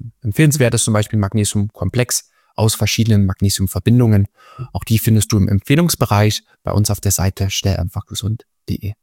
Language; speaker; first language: German; native; German